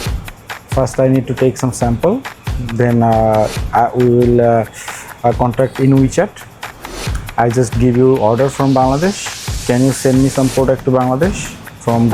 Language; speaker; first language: English; non-native, learner; Bangla